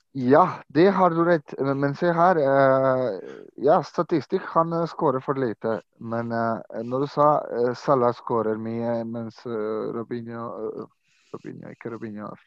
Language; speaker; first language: Norwegian; non-native, fluent; Croatian